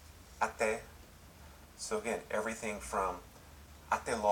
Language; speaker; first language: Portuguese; non-native, learner; English